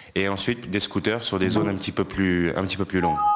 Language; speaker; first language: French; non-native, local second language; Wolof